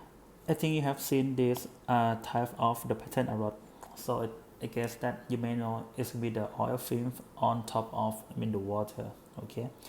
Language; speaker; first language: English; non-native, fluent; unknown